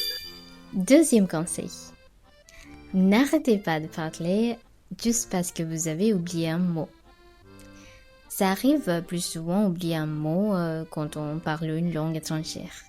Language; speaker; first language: French; non-native, fluent; Sinhala